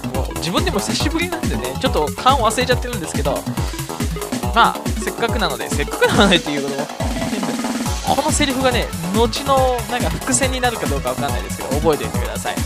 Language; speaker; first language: Japanese; native; Japanese